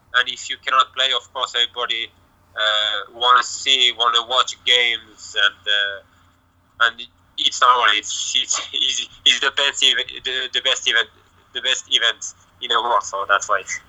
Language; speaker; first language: English; non-native, learner; French